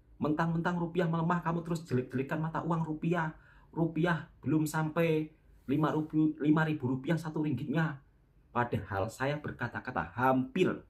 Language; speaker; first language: Indonesian; native; Indonesian